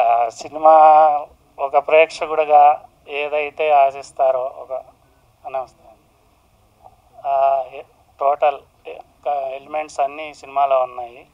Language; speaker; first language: Telugu; native; Telugu